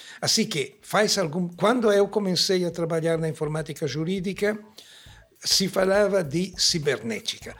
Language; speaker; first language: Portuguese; non-native, fluent; Italian